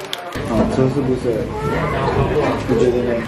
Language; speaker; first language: Chinese; non-native, learner; French